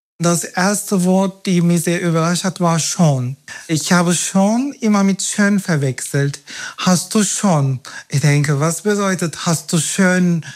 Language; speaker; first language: German; non-native, fluent; Turkish